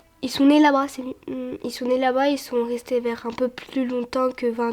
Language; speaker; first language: French; early bilingual, other home language; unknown